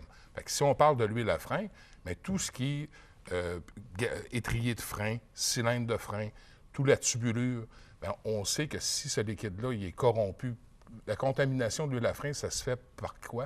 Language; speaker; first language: French; native; French